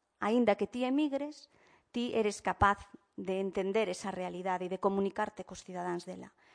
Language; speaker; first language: Galician; early bilingual, heritage; Galician